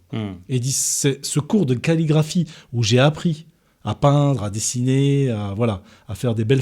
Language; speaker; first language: French; native; French